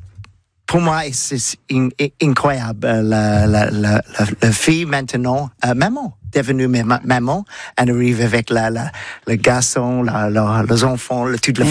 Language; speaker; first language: French; non-native, learner; English